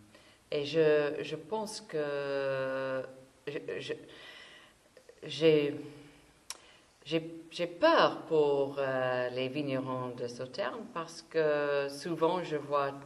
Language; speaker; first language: French; non-native, fluent; English